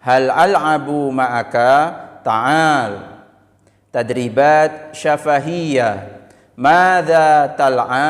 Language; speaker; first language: Arabic; non-native, fluent; Indonesian